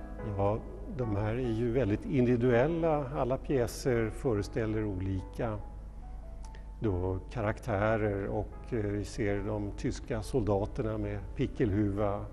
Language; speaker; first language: Swedish; native; Swedish